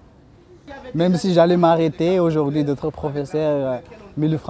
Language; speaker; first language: French; non-native, fluent; Zulu